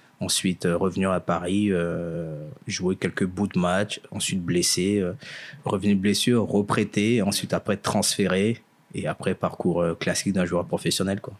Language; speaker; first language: French; early bilingual, other home language; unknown